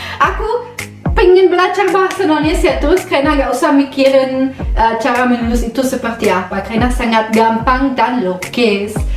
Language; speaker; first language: Indonesian; non-native, fluent; German